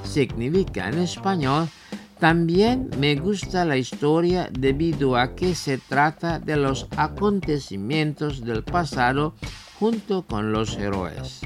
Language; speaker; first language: Spanish; non-native, fluent; Indonesian